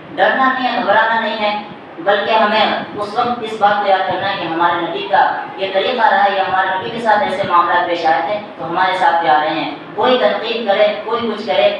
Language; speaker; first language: Urdu; native; Urdu